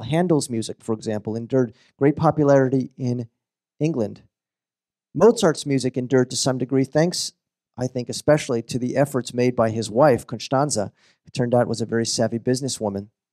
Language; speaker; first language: English; native; English